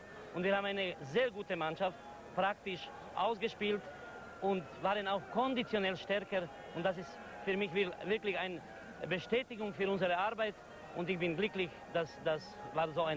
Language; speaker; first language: German; non-native, fluent; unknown